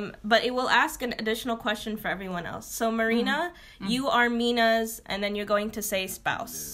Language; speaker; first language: English; early bilingual, other home language; Arabic